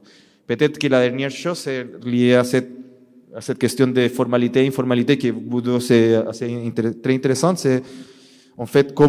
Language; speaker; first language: French; non-native, learner; Spanish